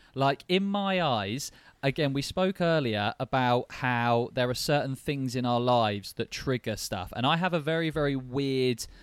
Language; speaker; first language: English; native; English